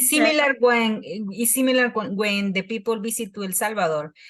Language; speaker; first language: English; non-native, learner; Spanish